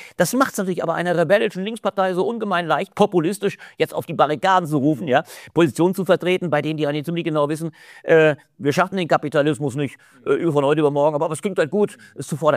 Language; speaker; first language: German; native; German